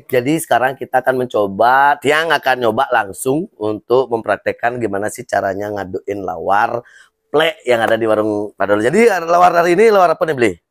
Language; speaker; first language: Indonesian; non-native, local second language; Balinese